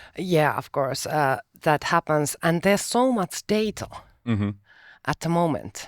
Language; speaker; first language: English; non-native, fluent; Finnish